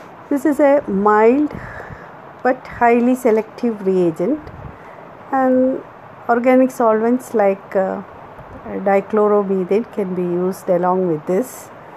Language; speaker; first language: English; non-native, local second language; Malayalam